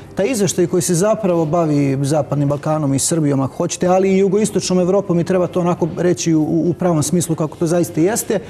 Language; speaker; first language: Serbian; native; Serbian